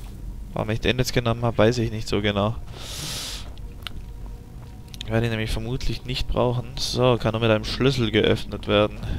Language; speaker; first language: German; native; German